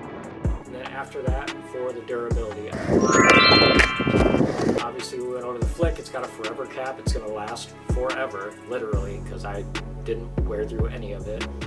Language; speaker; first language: English; native; English